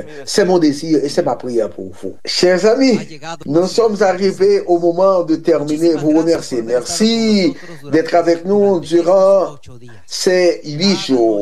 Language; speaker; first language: French; non-native, fluent; Spanish